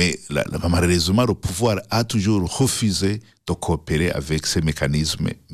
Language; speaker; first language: French; non-native, local second language; Rundi